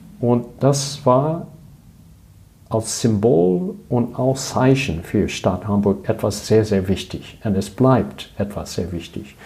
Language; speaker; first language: German; non-native, learner; English